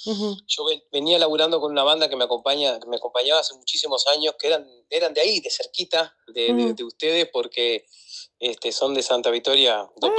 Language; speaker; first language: Spanish; native; Spanish